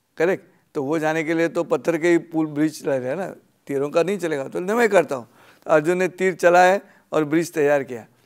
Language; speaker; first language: Hindi; non-native, local second language; Marathi